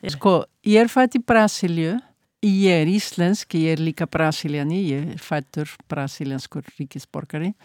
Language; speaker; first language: Icelandic; early bilingual, heritage; Icelandic